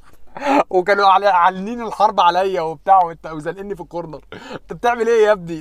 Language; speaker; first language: Arabic; native; Arabic